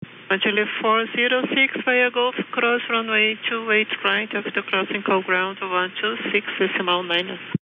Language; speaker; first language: English; non-native, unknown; Portuguese